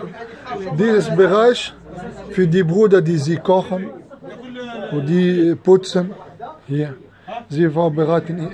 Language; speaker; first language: German; non-native, learner; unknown